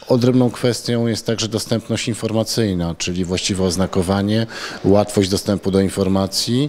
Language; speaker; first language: Polish; native; Polish